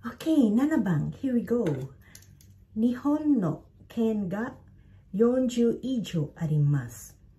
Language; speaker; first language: Japanese; non-native, fluent; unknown